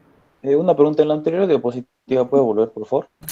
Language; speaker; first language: Spanish; native; Spanish